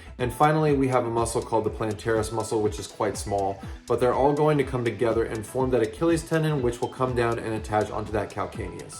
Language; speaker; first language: English; native; English